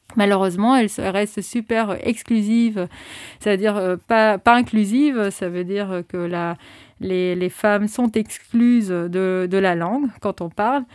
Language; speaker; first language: French; non-native, fluent; German